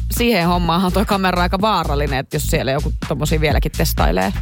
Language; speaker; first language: Finnish; native; Finnish